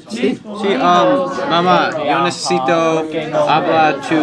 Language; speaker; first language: Spanish; non-native, learner; English